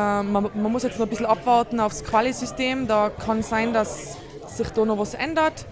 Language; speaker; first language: German; native; German